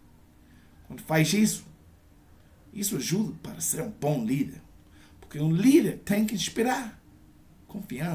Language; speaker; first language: Portuguese; non-native, learner; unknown